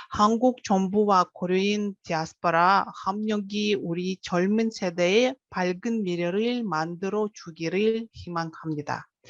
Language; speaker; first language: Korean; non-native, fluent; Russian